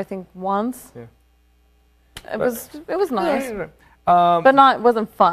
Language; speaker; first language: English; native; English